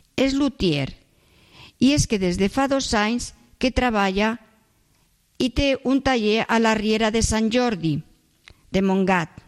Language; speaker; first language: Catalan; non-native, local second language; Spanish